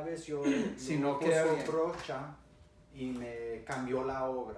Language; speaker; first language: Spanish; early bilingual, other home language; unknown